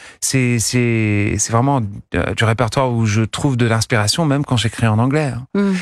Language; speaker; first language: French; non-native, fluent; English